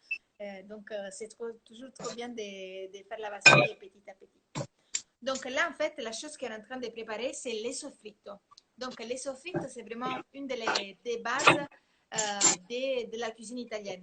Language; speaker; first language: French; non-native, fluent; Italian